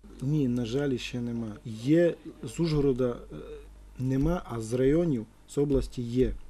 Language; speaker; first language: Ukrainian; non-native, local second language; Romany